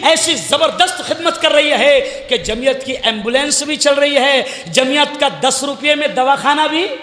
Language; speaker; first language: Urdu; native; Urdu